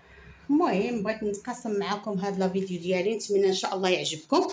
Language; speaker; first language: Arabic; native; Arabic